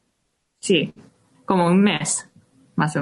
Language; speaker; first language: Spanish; non-native, fluent; Japanese